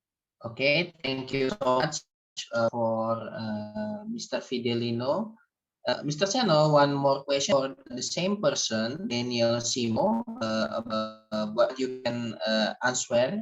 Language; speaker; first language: English; non-native, learner; Indonesian